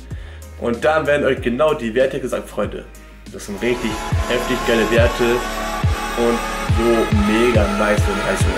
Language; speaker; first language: German; native; German